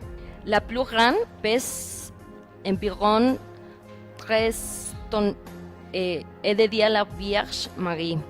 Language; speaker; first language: French; non-native, learner; Spanish